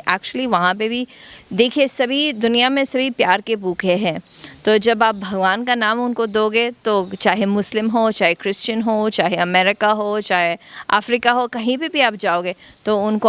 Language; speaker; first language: Hindi; non-native, fluent; English